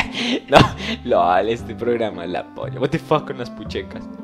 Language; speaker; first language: Spanish; native; Spanish